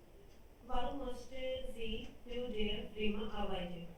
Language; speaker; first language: German; non-native, learner; Hindi